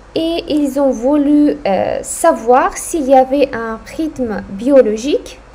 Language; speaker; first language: French; non-native, fluent; Russian